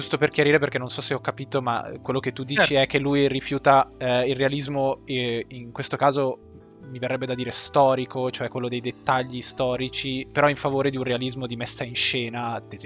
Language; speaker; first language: Italian; native; Italian